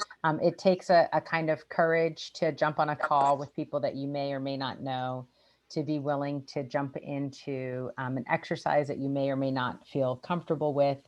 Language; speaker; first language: English; native; English